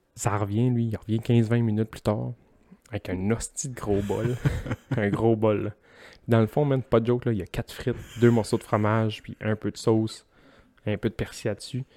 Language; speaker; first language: French; native; French